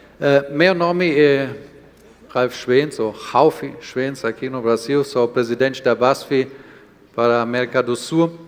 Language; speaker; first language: Portuguese; non-native, fluent; German